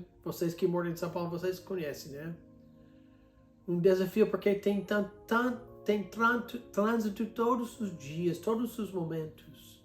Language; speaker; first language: Portuguese; non-native, fluent; English